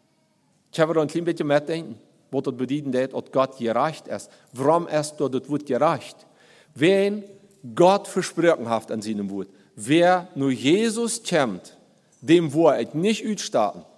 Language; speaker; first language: German; non-native, learner; Plautdietsch